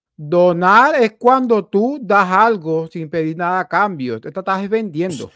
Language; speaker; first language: Spanish; native; Spanish